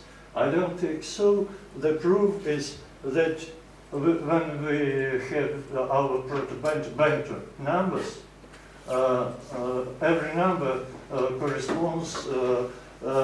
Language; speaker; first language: English; non-native, fluent; Russian